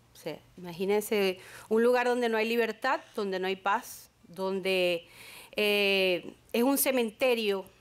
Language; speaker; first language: Spanish; native; Spanish